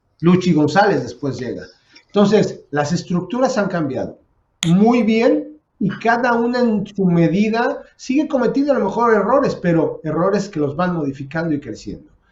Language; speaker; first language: Spanish; native; Spanish